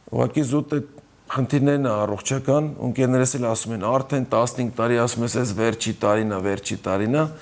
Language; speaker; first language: Armenian; early bilingual, heritage; Armenian